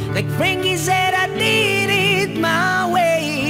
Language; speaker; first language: English; non-native, learner; Indonesian